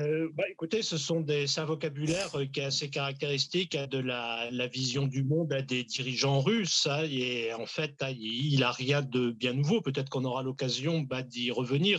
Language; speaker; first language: French; native; French